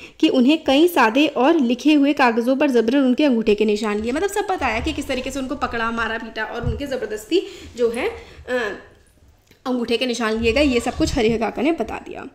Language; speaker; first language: Hindi; native; Hindi